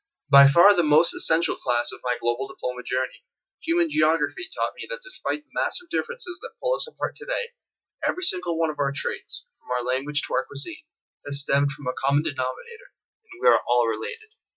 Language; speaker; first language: English; early bilingual, other home language; Polish